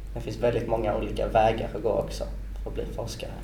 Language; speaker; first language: Swedish; native; Swedish